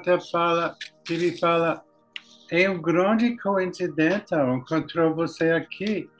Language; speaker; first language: Portuguese; non-native, learner; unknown